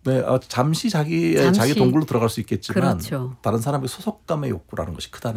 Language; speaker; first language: Korean; native; Korean